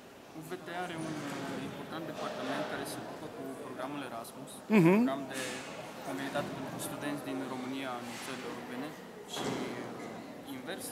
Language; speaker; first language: Romanian; non-native, learner; Spanish